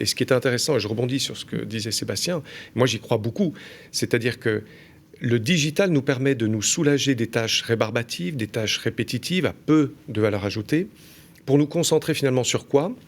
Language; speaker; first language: French; native; French